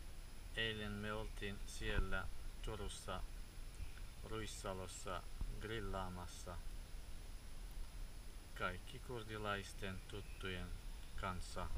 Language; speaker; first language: Finnish; non-native, fluent; Central Kurdish